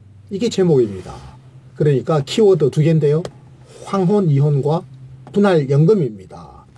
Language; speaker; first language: Korean; native; Korean